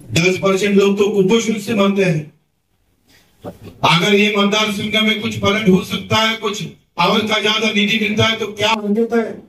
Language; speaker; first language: Hindi; non-native, local second language; Marathi